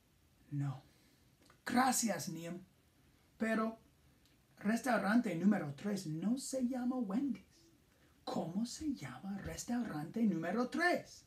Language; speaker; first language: Spanish; non-native, fluent; English